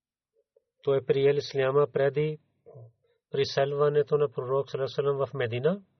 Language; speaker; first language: Bulgarian; non-native, learner; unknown